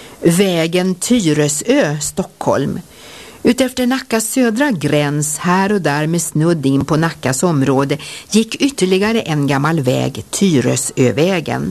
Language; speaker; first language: Swedish; native; Swedish